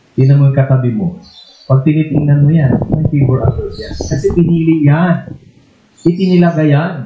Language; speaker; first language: Filipino; non-native, local second language; Waray